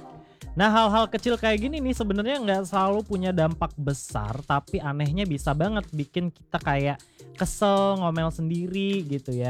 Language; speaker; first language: Indonesian; native; Indonesian